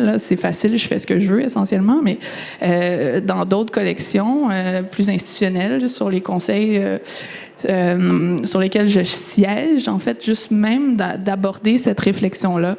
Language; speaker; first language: French; native; French